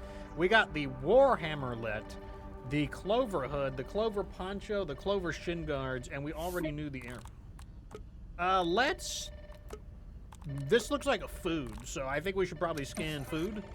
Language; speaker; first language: English; native; English